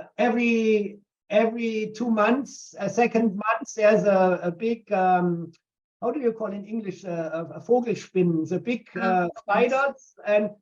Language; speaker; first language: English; non-native, fluent; German